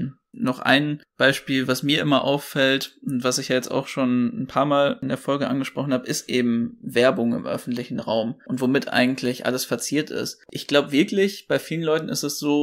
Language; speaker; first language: German; native; German